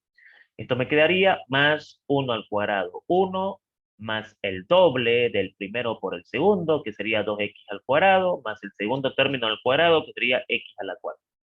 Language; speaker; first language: Spanish; native; Spanish